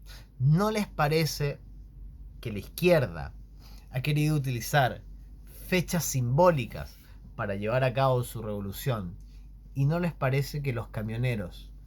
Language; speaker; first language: Spanish; native; Spanish